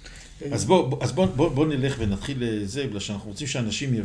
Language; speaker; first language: Hebrew; native; Hebrew